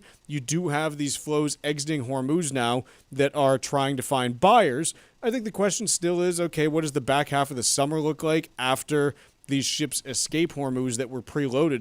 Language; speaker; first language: English; native; English